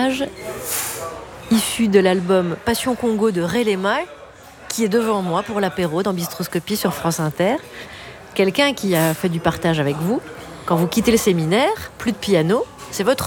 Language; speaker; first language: French; native; French